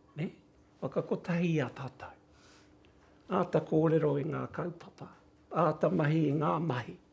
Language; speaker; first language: Māori; native; Māori